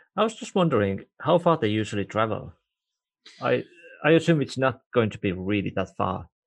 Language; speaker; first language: English; non-native, fluent; Estonian